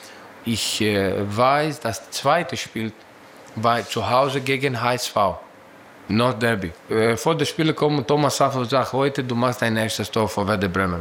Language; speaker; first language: German; non-native, learner; Greek